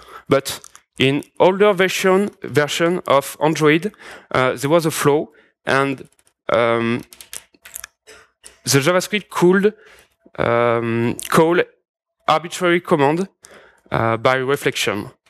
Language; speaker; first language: English; non-native, fluent; French